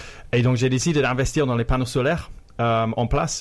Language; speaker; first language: French; non-native, fluent; English